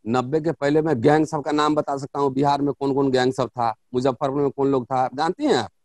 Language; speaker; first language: Hindi; native; Hindi